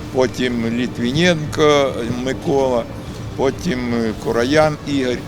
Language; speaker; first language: Ukrainian; native; Ukrainian